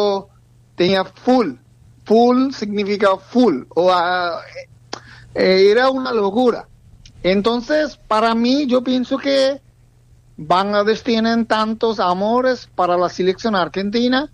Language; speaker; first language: Spanish; non-native, learner; Bangla